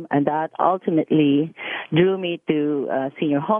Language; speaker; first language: English; non-native, local second language; Filipino